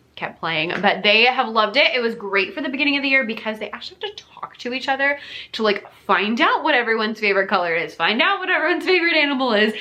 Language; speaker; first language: English; native; English